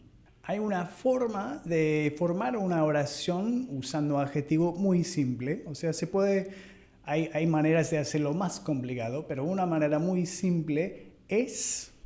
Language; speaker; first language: Spanish; non-native, fluent; English